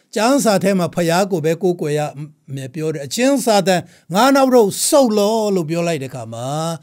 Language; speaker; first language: Burmese; non-native, local second language; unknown